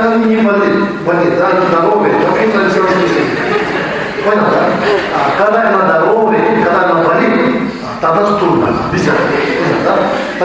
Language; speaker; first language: Russian; non-native, learner; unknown